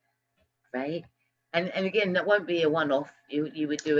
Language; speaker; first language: English; native; English